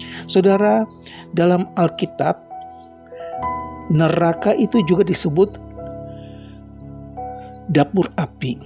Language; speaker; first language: Indonesian; native; Indonesian